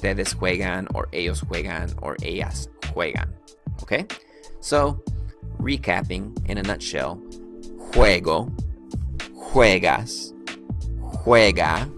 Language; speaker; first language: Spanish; early bilingual, heritage; Spanish